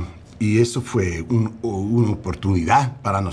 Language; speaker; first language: Spanish; early bilingual, heritage; English